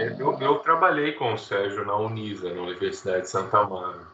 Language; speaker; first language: Portuguese; native; Portuguese